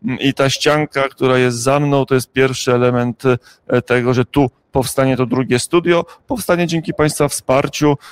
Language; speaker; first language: Polish; native; Polish